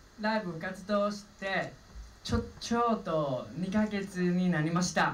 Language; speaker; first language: Japanese; non-native, learner; Chinese